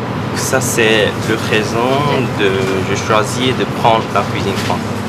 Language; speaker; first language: French; non-native, learner; Korean